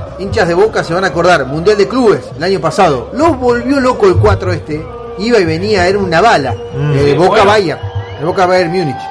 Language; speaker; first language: Spanish; native; Spanish